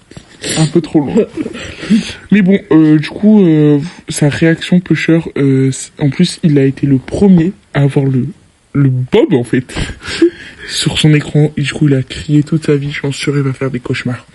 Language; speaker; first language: French; native; French